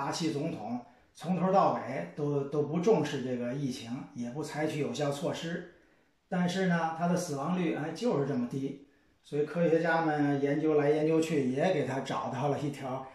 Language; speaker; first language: Chinese; native; Chinese